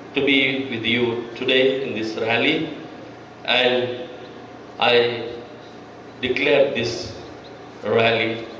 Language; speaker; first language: English; non-native, local second language; Kannada